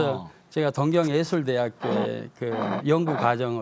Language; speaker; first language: Korean; native; Korean